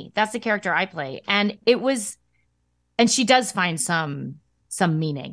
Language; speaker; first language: English; native; English